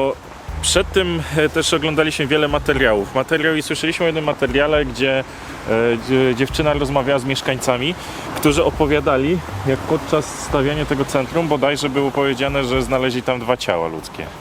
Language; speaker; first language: Polish; native; Polish